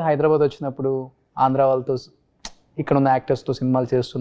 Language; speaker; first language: Telugu; native; Telugu